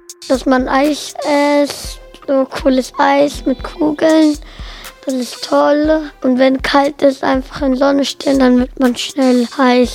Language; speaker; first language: German; non-native, local second language; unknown